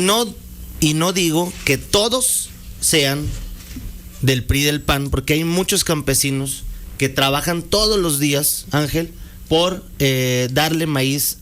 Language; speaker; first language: Spanish; native; Spanish